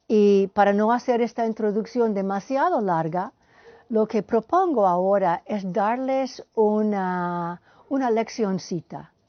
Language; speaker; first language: Spanish; non-native, fluent; English